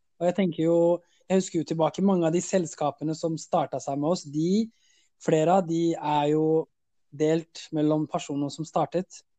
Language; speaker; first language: Norwegian; early bilingual, other home language; Somali